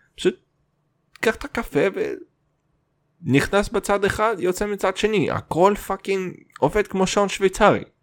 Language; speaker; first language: Hebrew; non-native, fluent; Russian